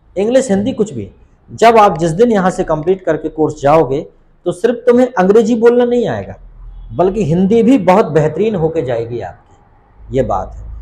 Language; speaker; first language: Hindi; native; Hindi